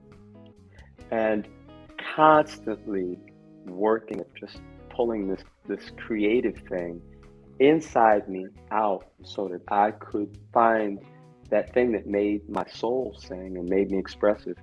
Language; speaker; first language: English; native; English